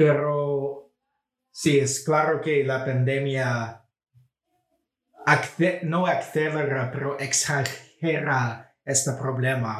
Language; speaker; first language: Spanish; non-native, fluent; English